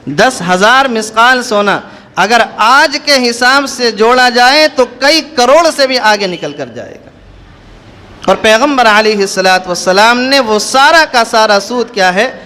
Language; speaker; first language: Urdu; native; Urdu